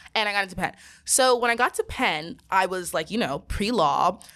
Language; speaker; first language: English; native; English